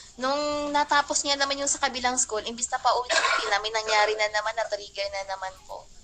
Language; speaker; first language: Filipino; non-native, local second language; Cebuano